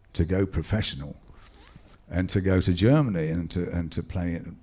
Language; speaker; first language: English; native; English